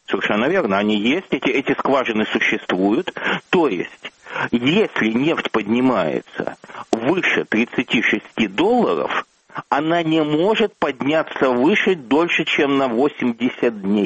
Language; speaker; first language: Russian; native; Russian